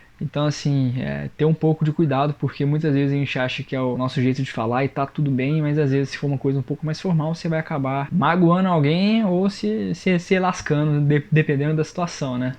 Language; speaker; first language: Portuguese; native; Portuguese